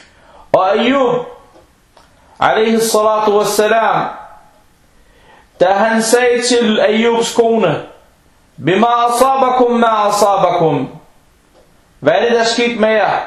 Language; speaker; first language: Danish; early bilingual, other home language; Arabic